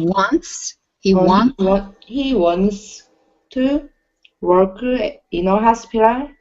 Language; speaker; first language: English; non-native, learner; Korean